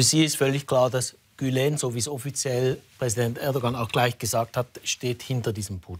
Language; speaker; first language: German; native; German